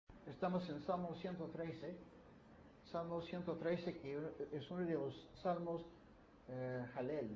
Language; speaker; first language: Spanish; non-native, fluent; English